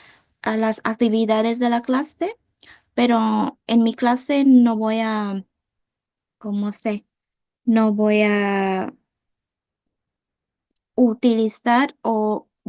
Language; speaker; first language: Spanish; non-native, fluent; Vietnamese